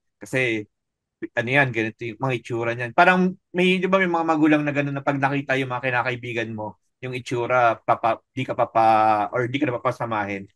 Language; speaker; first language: Filipino; native; Filipino